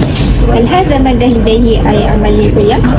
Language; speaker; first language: Arabic; non-native, learner; Malay